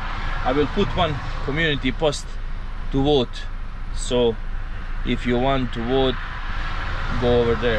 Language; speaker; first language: English; non-native, learner; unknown